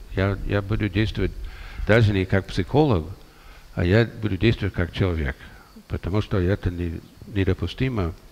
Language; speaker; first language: Russian; non-native, fluent; English